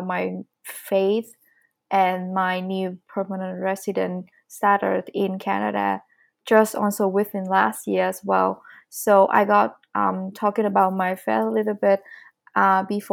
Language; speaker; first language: English; non-native, fluent; Vietnamese